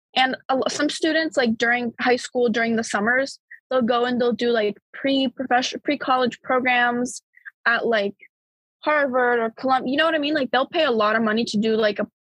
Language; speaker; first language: English; early bilingual, other home language; Bulgarian